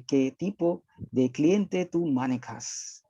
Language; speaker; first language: Spanish; non-native, learner; Hindi